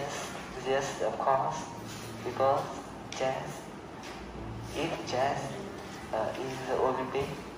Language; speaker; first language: English; non-native, learner; Vietnamese